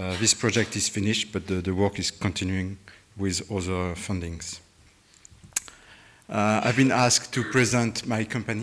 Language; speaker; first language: English; non-native, fluent; French